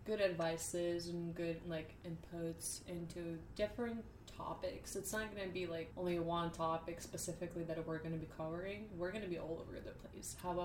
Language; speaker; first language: English; non-native, fluent; Russian